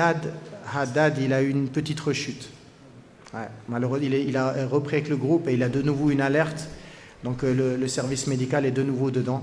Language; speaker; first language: French; native; French